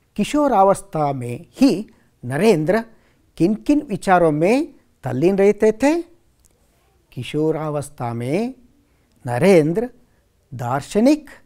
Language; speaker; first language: Hindi; non-native, local second language; Kannada